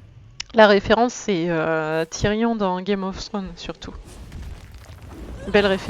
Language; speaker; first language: French; native; French